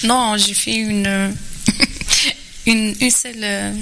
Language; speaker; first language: French; non-native, learner; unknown